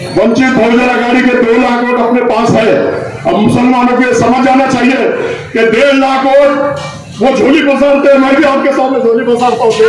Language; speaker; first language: Hindi; non-native, local second language; Urdu